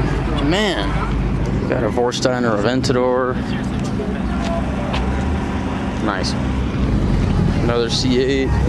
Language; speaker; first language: English; native; English